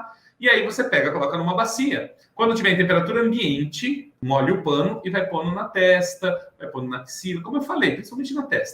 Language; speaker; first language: Portuguese; native; Portuguese